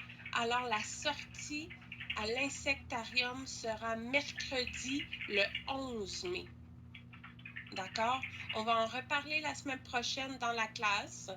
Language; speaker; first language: French; native; French